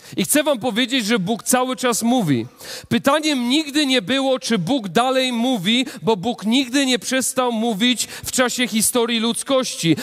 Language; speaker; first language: Polish; native; Polish